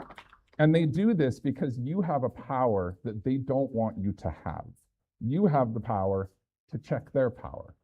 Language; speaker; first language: English; native; English